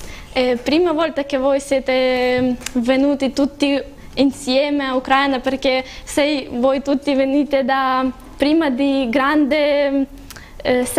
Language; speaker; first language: Italian; non-native, learner; Russian